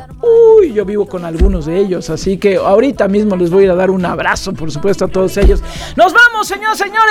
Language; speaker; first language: Spanish; native; Spanish